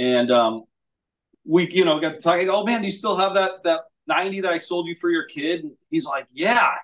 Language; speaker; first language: English; native; English